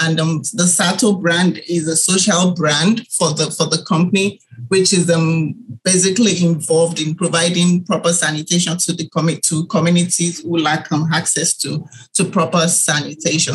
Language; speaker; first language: English; non-native, local second language; Yoruba